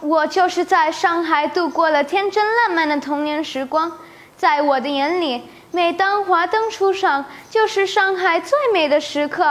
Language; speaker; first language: Chinese; early bilingual, other home language; Urdu